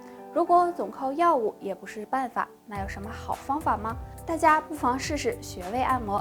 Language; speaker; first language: Chinese; native; Chinese